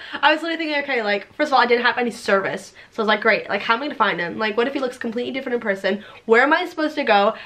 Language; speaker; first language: English; native; English